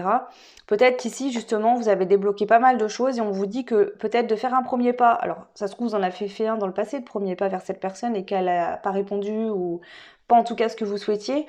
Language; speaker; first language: French; native; French